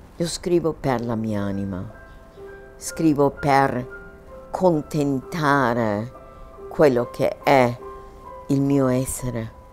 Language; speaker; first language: Italian; non-native, fluent; German